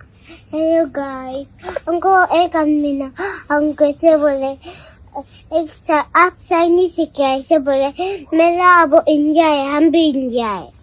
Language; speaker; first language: Hindi; non-native, local second language; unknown